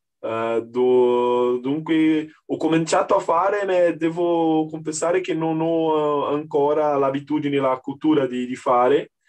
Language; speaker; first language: Italian; non-native, learner; Portuguese